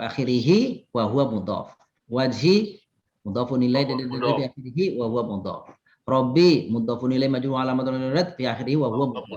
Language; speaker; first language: Arabic; non-native, fluent; Indonesian